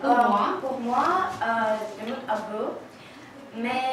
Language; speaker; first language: French; non-native, learner; Russian